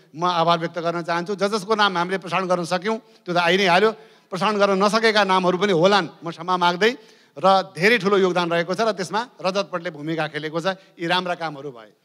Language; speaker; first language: Nepali; native; Nepali